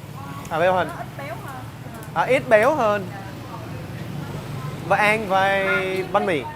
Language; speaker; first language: Vietnamese; non-native, learner; English